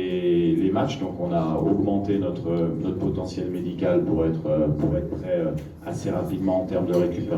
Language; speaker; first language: French; native; French